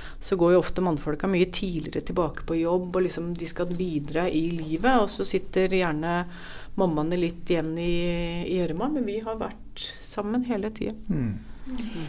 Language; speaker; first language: Norwegian; native; Norwegian